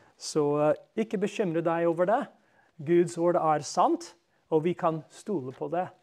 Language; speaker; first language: Norwegian; non-native, fluent; English